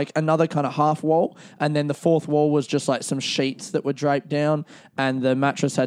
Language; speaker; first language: English; native; English